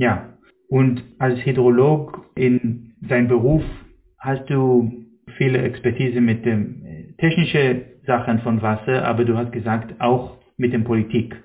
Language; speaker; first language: German; non-native, fluent; Hebrew